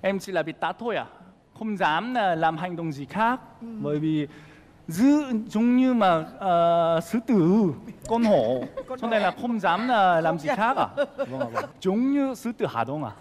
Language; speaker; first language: Vietnamese; non-native, fluent; Korean